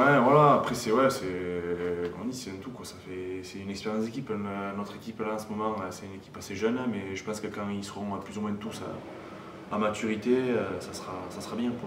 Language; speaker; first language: French; native; French